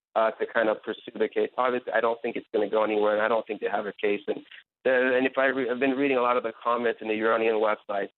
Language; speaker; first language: English; native; English